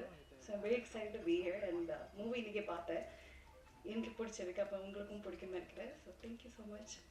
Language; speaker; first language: Tamil; non-native, learner; Malayalam